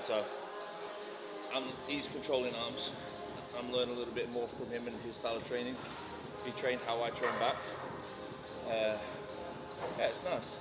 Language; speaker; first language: English; native; English